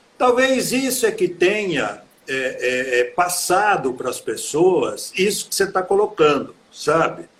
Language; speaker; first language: Portuguese; native; Portuguese